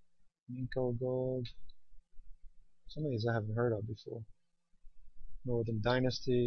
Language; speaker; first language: English; native; English